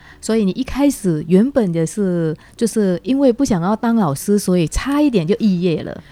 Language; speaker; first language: Chinese; native; Chinese